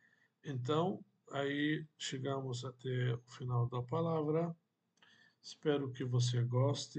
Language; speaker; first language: Portuguese; non-native, fluent; Arabic